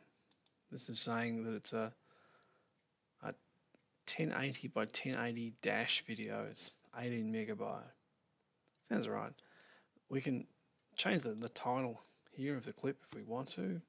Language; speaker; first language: English; native; English